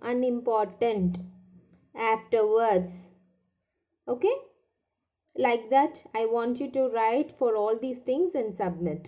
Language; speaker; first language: English; non-native, local second language; Tamil